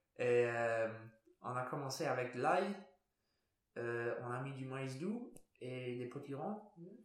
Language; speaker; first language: French; non-native, local second language; Luxembourgish